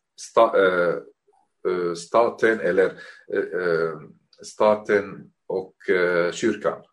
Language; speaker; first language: Swedish; non-native, fluent; Arabic